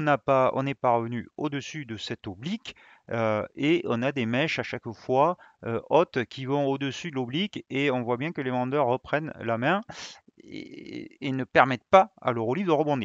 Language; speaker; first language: French; native; French